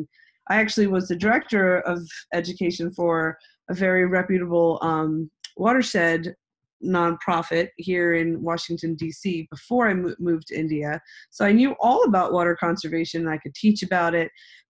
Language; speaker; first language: English; native; English